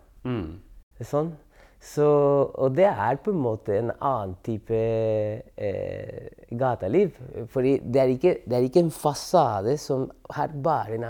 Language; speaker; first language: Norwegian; non-native, fluent; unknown